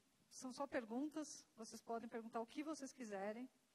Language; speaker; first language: Portuguese; native; Portuguese